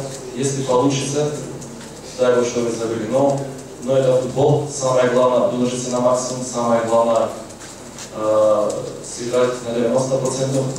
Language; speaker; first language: Russian; non-native, fluent; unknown